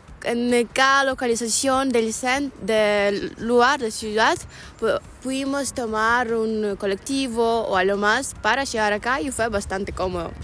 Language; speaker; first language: Spanish; non-native, learner; Ukrainian